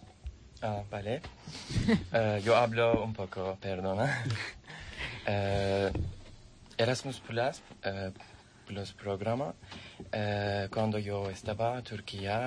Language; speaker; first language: Spanish; non-native, learner; Turkish